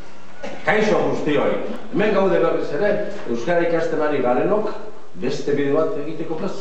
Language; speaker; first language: Basque; non-native, learner; Spanish